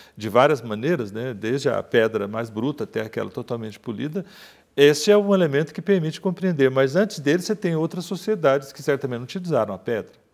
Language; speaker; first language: Portuguese; native; Portuguese